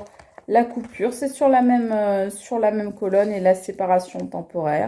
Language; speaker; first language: French; native; French